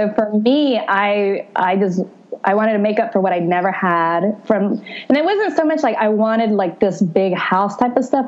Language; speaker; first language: English; native; English